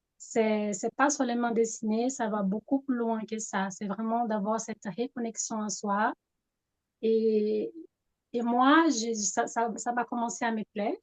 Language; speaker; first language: French; non-native, fluent; Portuguese